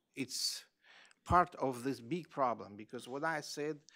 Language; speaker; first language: English; non-native, learner; Russian